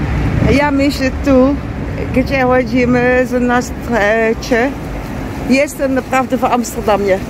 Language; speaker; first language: Polish; non-native, learner; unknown